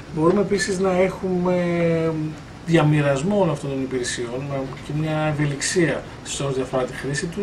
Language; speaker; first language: Greek; native; Greek